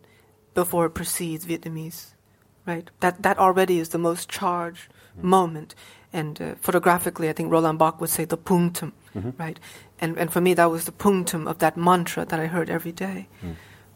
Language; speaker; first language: English; native; English